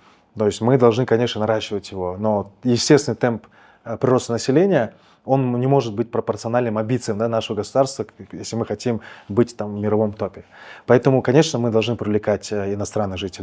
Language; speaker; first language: Russian; native; Russian